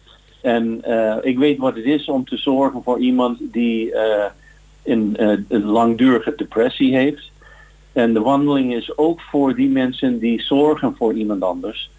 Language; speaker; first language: Dutch; non-native, fluent; English